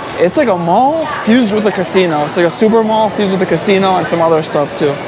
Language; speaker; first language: English; native; English